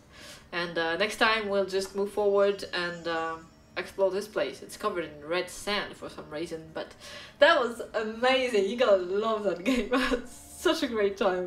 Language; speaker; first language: English; non-native, fluent; French